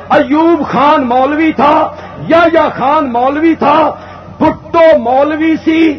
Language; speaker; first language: Urdu; non-native, local second language; Punjabi